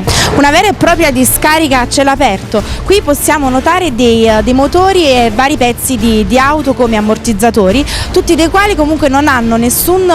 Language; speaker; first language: Italian; native; Italian